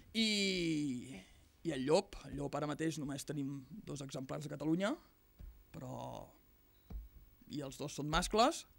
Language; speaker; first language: Catalan; native; Catalan